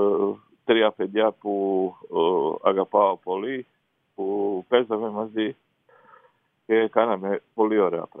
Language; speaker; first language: Greek; non-native, fluent; Croatian